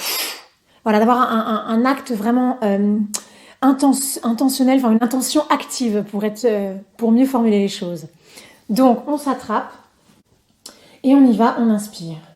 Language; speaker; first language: French; native; French